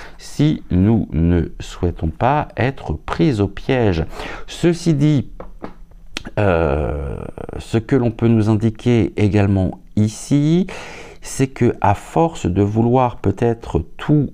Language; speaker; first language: French; native; French